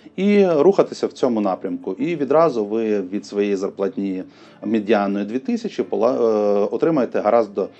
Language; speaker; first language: Ukrainian; non-native, local second language; Russian